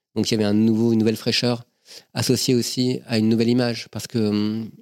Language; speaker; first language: French; native; French